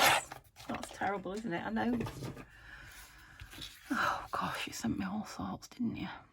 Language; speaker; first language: English; native; English